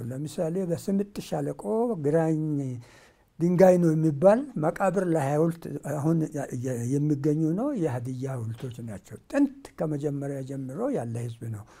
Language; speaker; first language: Amharic; non-native, local second language; Hadiyya